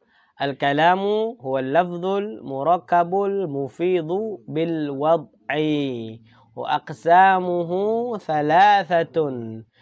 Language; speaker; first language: Arabic; non-native, fluent; Indonesian